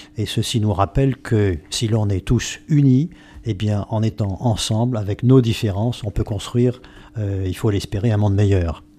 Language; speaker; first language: French; native; French